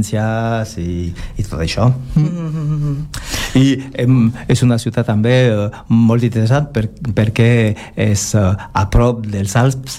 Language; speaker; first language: Catalan; non-native, learner; French